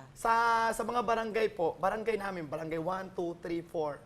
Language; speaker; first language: Filipino; non-native, local second language; Waray